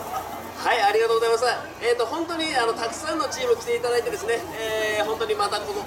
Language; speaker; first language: Japanese; native; Japanese